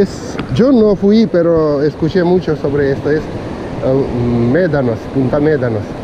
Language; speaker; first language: Spanish; non-native, fluent; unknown